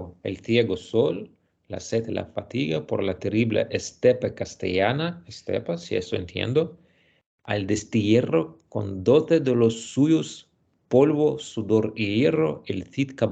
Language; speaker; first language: Spanish; non-native, learner; Russian